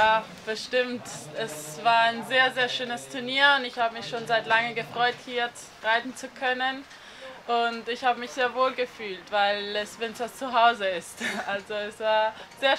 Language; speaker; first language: German; non-native, fluent; Spanish